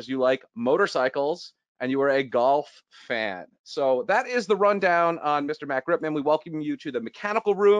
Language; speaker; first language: English; native; English